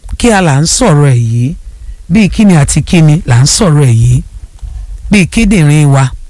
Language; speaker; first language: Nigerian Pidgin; non-native, local second language; Igbo